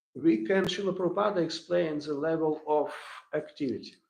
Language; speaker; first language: English; non-native, learner; Russian